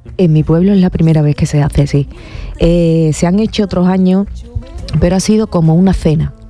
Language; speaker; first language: Spanish; native; Spanish